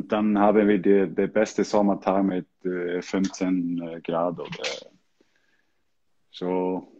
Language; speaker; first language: German; non-native, learner; Icelandic